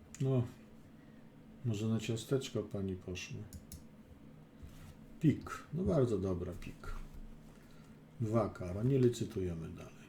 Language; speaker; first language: Polish; native; Polish